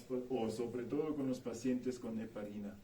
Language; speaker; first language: Spanish; non-native, fluent; German